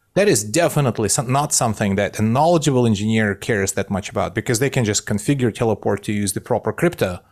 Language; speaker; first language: English; non-native, fluent; Russian